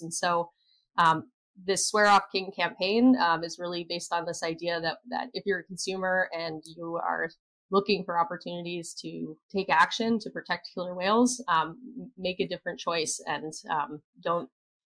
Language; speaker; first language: English; native; English